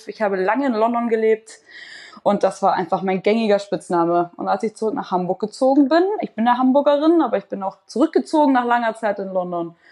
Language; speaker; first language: German; native; German